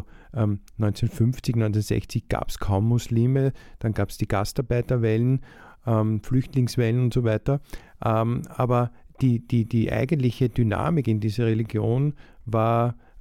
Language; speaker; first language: German; native; German